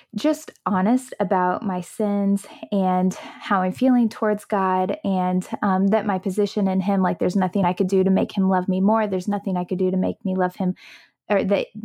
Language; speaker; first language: English; native; English